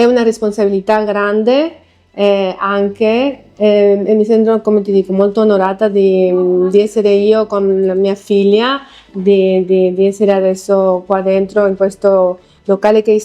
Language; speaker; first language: Italian; non-native, fluent; Spanish